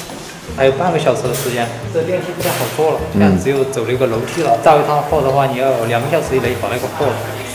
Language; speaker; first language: Chinese; native; Chinese